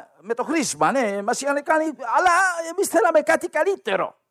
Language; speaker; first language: Greek; non-native, learner; Spanish